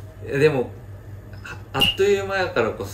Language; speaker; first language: Japanese; native; Japanese